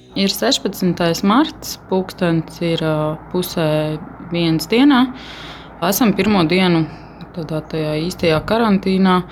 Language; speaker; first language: Latvian; native; Latvian